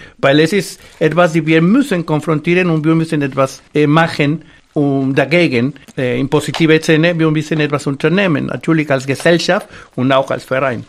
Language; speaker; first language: German; non-native, fluent; Spanish